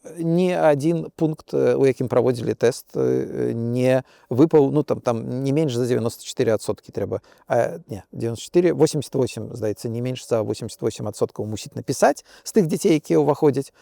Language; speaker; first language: Belarusian; non-native, local second language; Russian